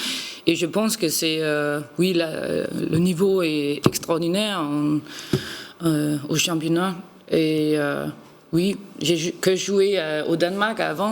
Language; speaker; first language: French; non-native, learner; Danish